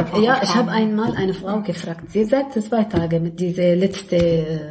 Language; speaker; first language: German; non-native, learner; Arabic